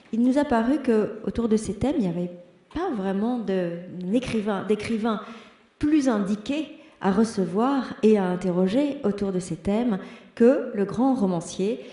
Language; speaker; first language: French; native; French